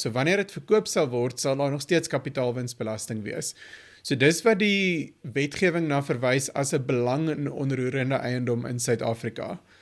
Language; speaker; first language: Afrikaans; native; Afrikaans